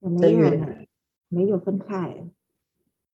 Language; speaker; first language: Chinese; non-native, fluent; Vietnamese